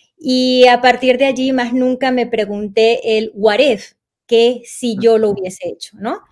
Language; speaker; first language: Spanish; native; Spanish